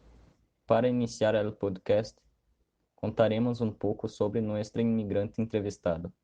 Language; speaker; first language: Spanish; non-native, learner; Portuguese